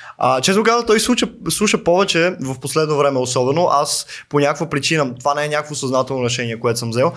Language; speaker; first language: Bulgarian; native; Bulgarian